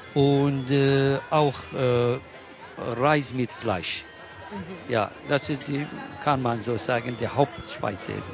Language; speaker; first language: German; non-native, learner; Kurdish